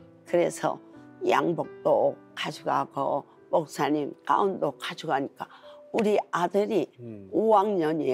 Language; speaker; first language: Korean; native; Korean